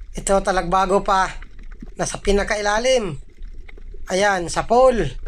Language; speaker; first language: Filipino; non-native, local second language; Bikol